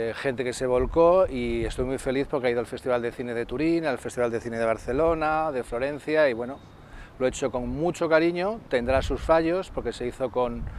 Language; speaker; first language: Spanish; native; Spanish